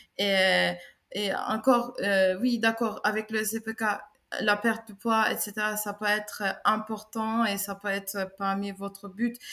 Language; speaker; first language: French; non-native, fluent; Turkish